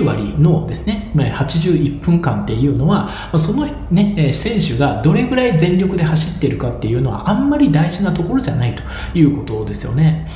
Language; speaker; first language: Japanese; native; Japanese